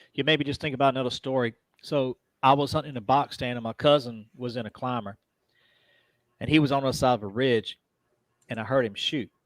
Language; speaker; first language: English; native; English